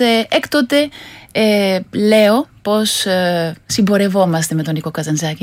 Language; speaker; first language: Greek; non-native, fluent; Spanish